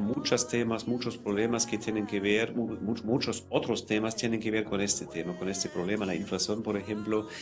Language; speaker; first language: Spanish; non-native, fluent; German